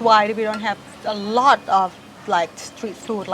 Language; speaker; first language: English; non-native, learner; Thai